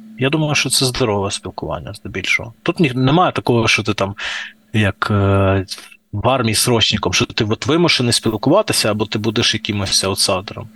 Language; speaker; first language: Ukrainian; non-native, local second language; Russian